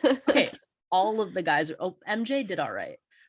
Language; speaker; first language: English; native; English